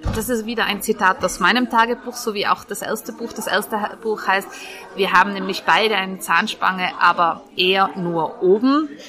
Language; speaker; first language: German; native; German